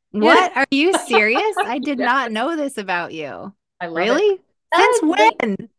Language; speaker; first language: English; native; English